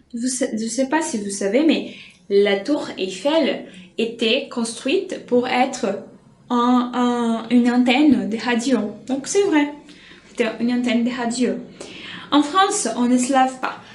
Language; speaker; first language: French; non-native, fluent; Portuguese